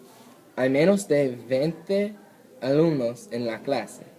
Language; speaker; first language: Spanish; non-native, learner; English